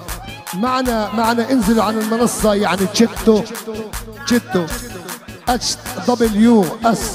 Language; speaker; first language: Arabic; native; Arabic